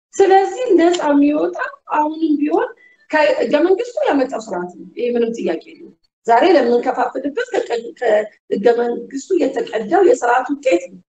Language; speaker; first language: Amharic; native; Amharic